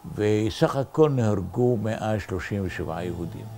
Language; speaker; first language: Hebrew; non-native, fluent; Arabic